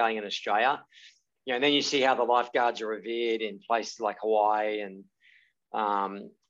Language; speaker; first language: English; native; English